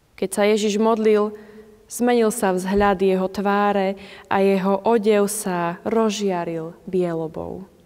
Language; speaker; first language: Slovak; native; Slovak